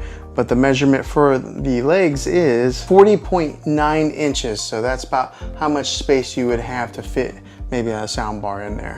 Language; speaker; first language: English; native; English